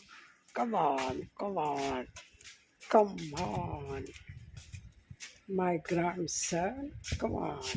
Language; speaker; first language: English; non-native, learner; Hindi